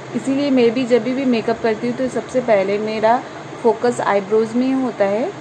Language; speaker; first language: Hindi; non-native, local second language; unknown